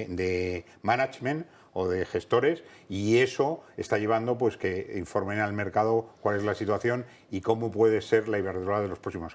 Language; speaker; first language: Spanish; native; Spanish